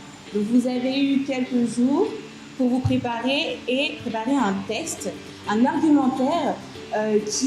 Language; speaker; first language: French; native; French